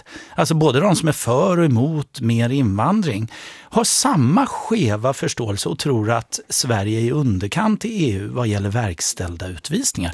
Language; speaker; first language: Swedish; native; Swedish